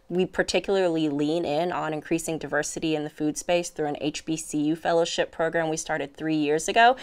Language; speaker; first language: English; native; English